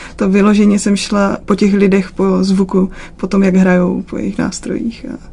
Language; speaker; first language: Czech; native; Czech